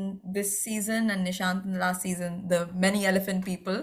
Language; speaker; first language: English; non-native, local second language; Malayalam